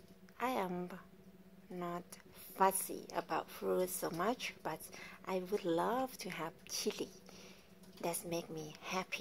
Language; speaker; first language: English; non-native, learner; Thai